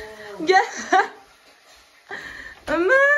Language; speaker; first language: Turkish; native; Turkish